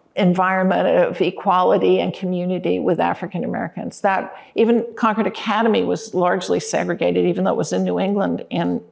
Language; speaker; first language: English; native; English